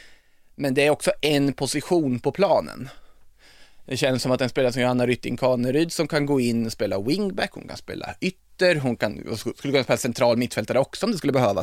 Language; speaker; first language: Swedish; native; Swedish